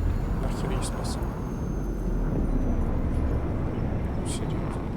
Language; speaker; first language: Russian; non-native, local second language; Ukrainian